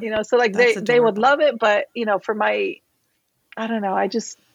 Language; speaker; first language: English; native; English